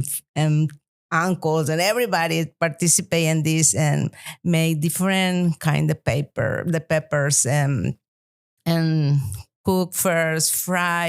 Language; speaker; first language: English; non-native, learner; Spanish